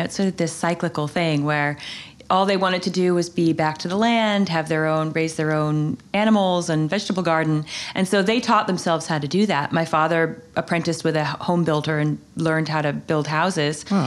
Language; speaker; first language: English; native; English